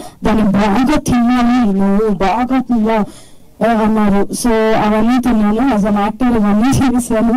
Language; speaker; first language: Telugu; non-native, fluent; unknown